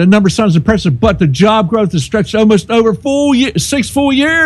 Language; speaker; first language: English; native; English